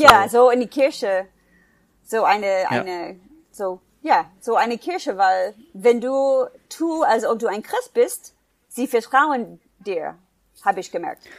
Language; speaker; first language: German; non-native, fluent; English